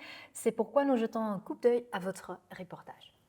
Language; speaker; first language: French; non-native, local second language; Dutch